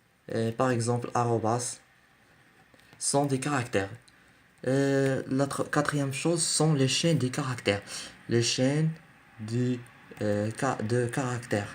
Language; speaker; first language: French; non-native, learner; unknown